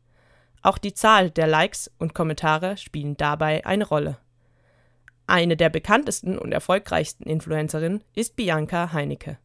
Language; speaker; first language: German; native; German